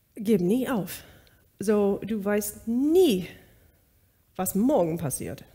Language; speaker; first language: German; non-native, fluent; English